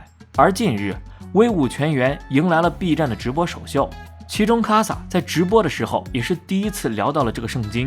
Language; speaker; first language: Chinese; native; Chinese